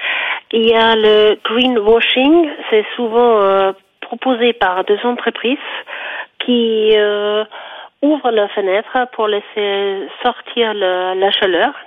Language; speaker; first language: French; non-native, fluent; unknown